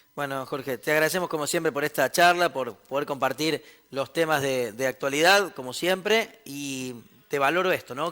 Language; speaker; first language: Spanish; native; Spanish